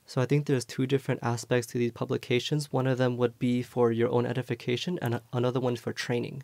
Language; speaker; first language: English; early bilingual, other home language; Chinese